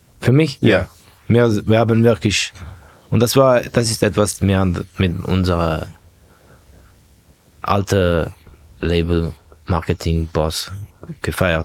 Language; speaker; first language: German; non-native, fluent; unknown